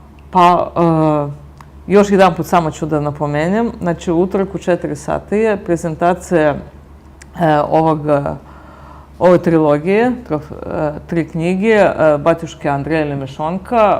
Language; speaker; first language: Bosnian; native; Bosnian